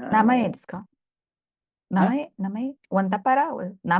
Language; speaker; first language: Japanese; non-native, learner; Thai